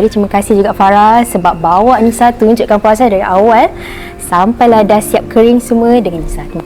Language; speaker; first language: Malay; native; Malay